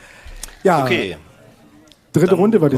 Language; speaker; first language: German; native; German